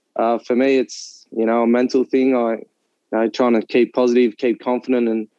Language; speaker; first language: English; native; English